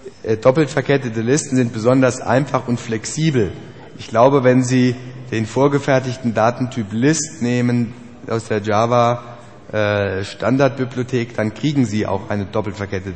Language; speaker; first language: German; native; German